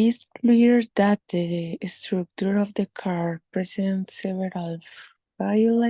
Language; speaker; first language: English; non-native, learner; Spanish